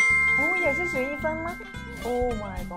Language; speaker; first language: Chinese; non-native, fluent; Thai